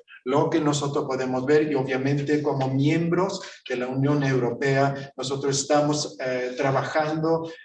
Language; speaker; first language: Spanish; non-native, fluent; Swedish